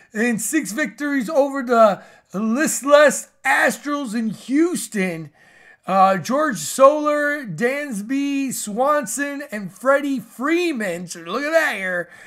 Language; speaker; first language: English; native; English